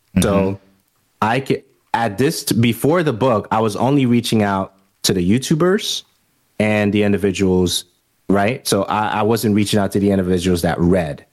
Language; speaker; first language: English; early bilingual, other home language; Haitian Creole